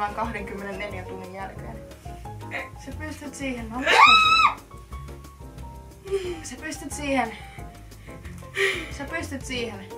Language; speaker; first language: Finnish; native; Finnish